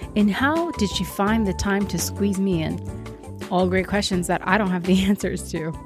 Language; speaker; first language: English; early bilingual, other home language; Portuguese